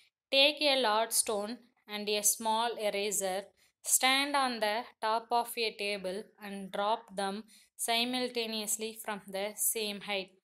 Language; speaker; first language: English; non-native, local second language; Tamil